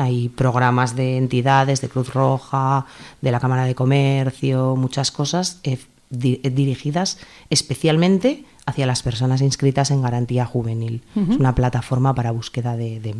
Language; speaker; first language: Spanish; native; Spanish